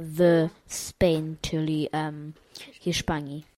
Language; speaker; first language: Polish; early bilingual, heritage; English